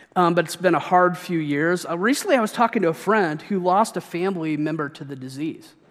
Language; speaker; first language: English; native; English